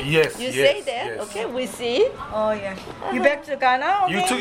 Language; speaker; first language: English; non-native, learner; Korean